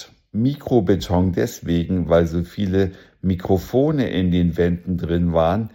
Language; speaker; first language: German; native; German